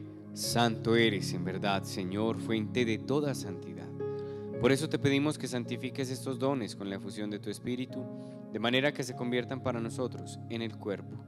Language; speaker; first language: Spanish; native; Spanish